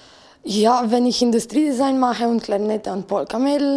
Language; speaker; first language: German; non-native, fluent; Slovenian